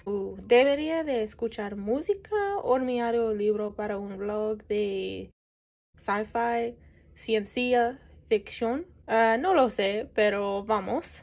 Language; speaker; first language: Spanish; non-native, learner; English